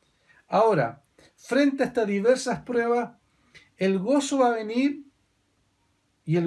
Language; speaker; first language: Spanish; native; Spanish